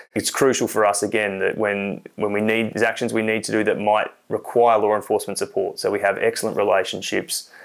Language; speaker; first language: English; native; English